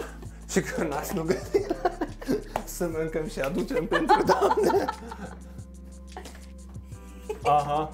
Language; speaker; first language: Romanian; non-native, local second language; Hungarian